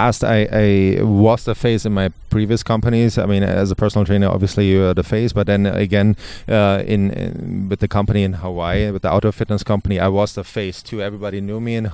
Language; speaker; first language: English; non-native, fluent; German